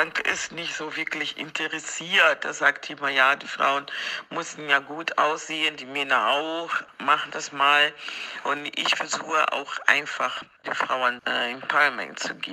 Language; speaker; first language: German; non-native, fluent; Portuguese